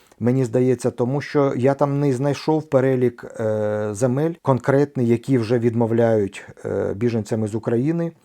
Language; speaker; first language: Ukrainian; native; Ukrainian